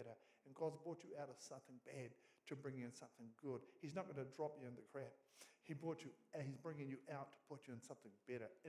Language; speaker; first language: English; native; English